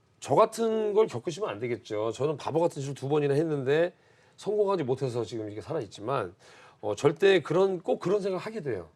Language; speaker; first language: Korean; native; Korean